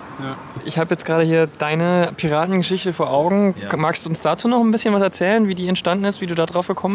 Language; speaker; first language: German; native; German